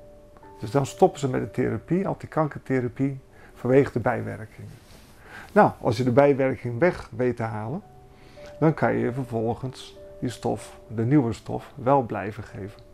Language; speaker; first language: Dutch; native; Dutch